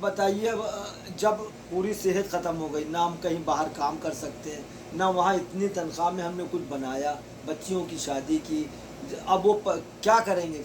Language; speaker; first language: Hindi; native; Hindi